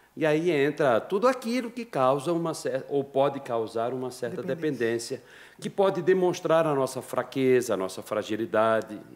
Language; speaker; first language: Portuguese; native; Portuguese